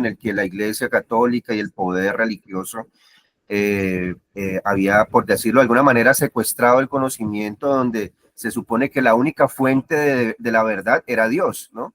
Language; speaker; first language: Spanish; native; Spanish